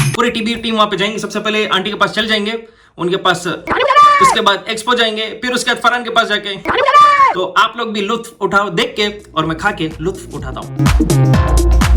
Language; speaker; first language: Hindi; non-native, local second language; Urdu